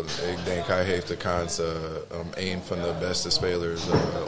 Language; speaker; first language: Dutch; non-native, learner; English